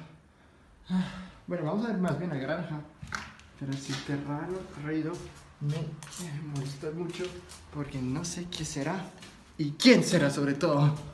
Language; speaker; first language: Spanish; non-native, fluent; French